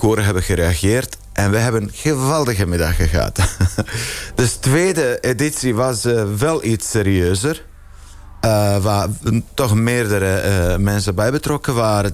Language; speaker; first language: Dutch; non-native, fluent; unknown